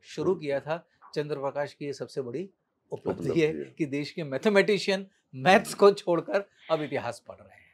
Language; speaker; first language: Hindi; native; Hindi